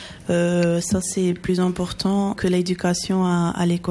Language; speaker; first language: French; non-native, fluent; Portuguese